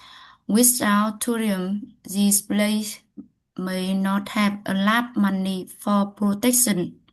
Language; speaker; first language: English; non-native, learner; Vietnamese